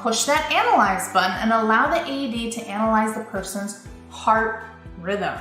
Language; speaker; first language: English; native; English